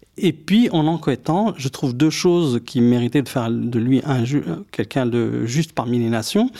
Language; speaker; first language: French; early bilingual, other home language; Arabic